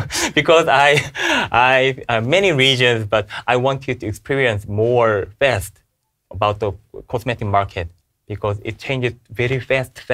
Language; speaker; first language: English; non-native, learner; Korean